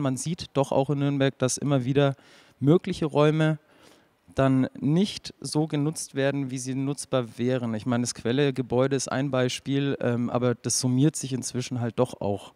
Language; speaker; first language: German; native; German